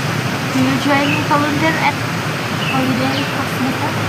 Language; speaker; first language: English; non-native, learner; Indonesian